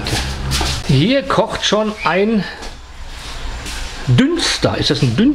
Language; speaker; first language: German; native; German